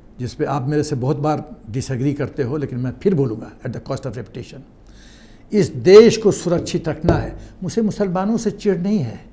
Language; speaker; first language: Hindi; native; Hindi